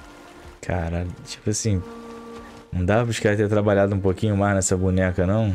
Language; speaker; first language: Portuguese; native; Portuguese